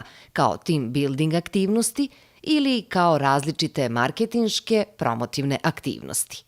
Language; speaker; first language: Serbian; native; Serbian